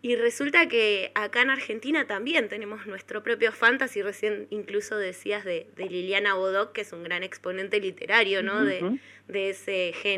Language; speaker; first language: Spanish; native; Spanish